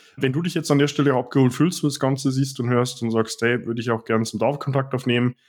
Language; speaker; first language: German; native; German